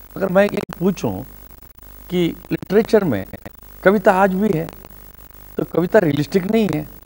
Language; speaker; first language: Hindi; non-native, local second language; Kannada